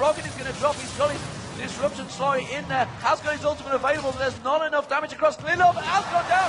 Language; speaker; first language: English; native; English